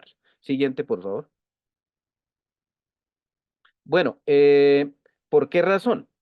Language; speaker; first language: Spanish; native; Spanish